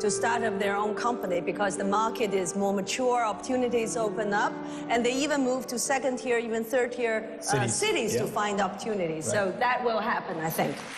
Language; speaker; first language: English; non-native, fluent; Chinese